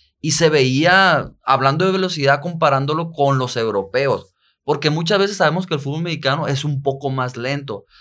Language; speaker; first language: Spanish; native; Spanish